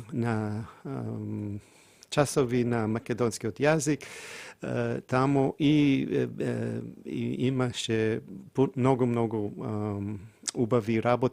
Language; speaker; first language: Macedonian; non-native, fluent; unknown